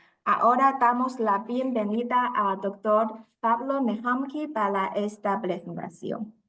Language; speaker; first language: Spanish; non-native, fluent; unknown